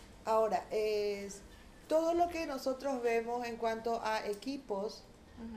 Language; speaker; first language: Spanish; native; Spanish